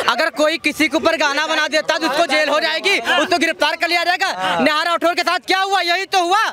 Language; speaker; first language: Hindi; native; Hindi